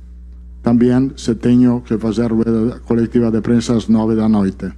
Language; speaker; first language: Portuguese; non-native, fluent; Italian